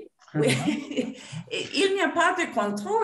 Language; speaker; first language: French; non-native, fluent; Spanish